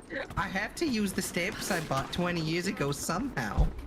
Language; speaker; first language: English; native; English